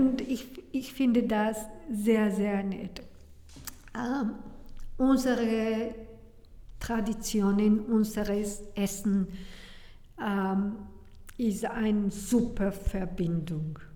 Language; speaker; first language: German; non-native, learner; Spanish